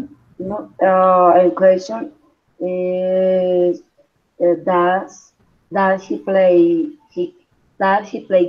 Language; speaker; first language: English; non-native, learner; Spanish